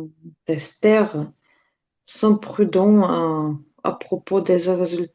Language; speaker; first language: French; non-native, learner; Ukrainian